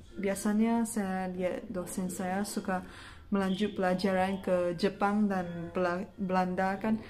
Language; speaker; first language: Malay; non-native, local second language; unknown